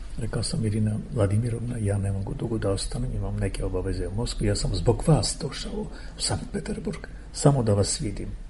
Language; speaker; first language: Serbian; non-native, fluent; Armenian